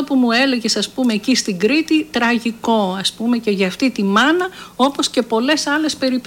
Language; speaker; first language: Greek; native; Greek